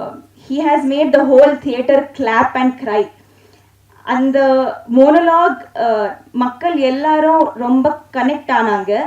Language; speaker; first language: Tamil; non-native, learner; Telugu